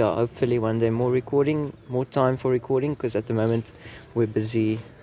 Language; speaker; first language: English; non-native, local second language; Afrikaans